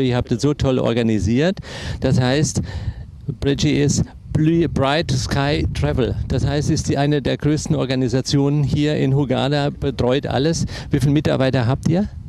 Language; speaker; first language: German; native; German